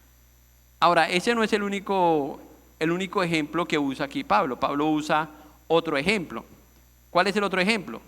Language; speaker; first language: Spanish; native; Spanish